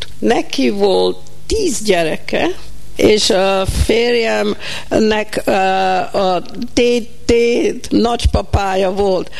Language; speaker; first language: Hungarian; early bilingual, heritage; Hungarian